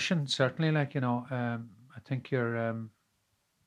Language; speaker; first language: English; native; English